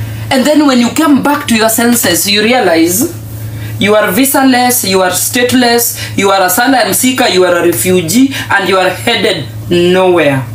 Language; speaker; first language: English; non-native, local second language; Luo (Kenya and Tanzania)